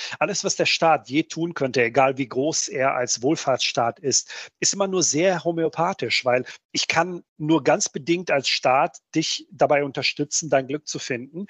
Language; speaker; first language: German; early bilingual, other home language; Bosnian